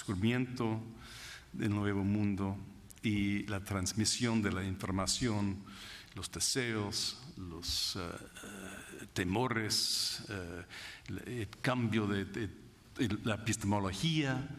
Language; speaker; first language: Spanish; non-native, fluent; English